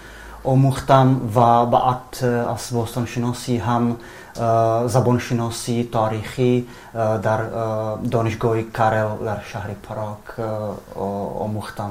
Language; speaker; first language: Persian; non-native, fluent; Czech